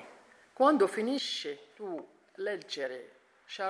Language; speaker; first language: Italian; non-native, learner; Arabic